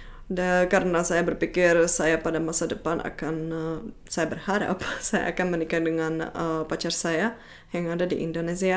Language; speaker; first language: Indonesian; non-native, fluent; Czech